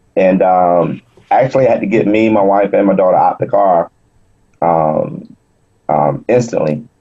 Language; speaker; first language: English; native; English